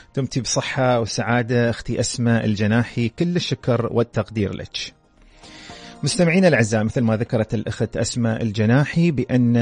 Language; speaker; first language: Arabic; native; Arabic